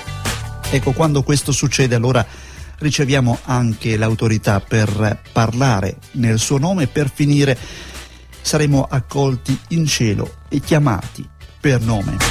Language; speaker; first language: Italian; native; Italian